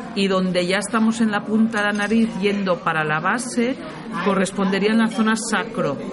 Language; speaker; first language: Spanish; native; Spanish